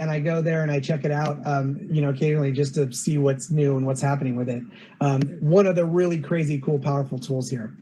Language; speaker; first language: English; native; English